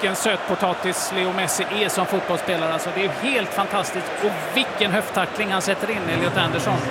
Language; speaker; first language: Swedish; native; Swedish